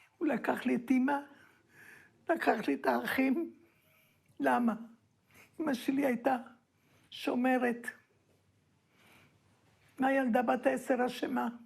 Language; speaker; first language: Hebrew; non-native, fluent; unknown